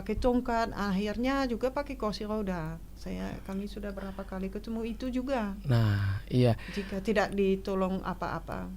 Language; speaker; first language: Indonesian; non-native, fluent; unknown